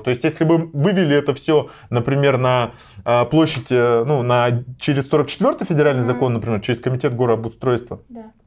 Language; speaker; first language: Russian; native; Russian